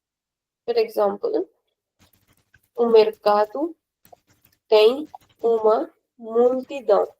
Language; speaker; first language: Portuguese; non-native, fluent; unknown